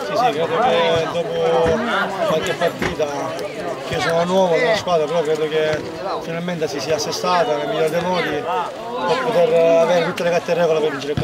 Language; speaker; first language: Italian; native; Italian